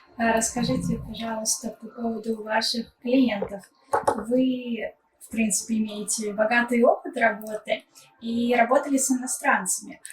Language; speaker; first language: Russian; native; Russian